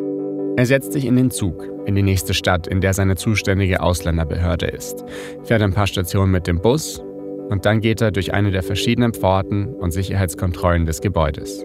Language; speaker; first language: German; native; German